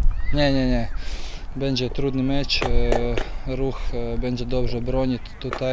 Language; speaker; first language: Polish; non-native, learner; Croatian